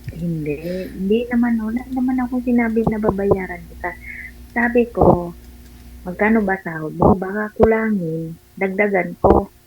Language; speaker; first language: Filipino; non-native, local second language; Hiligaynon